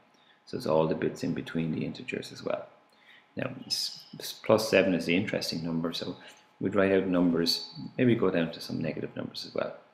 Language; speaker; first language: English; native; English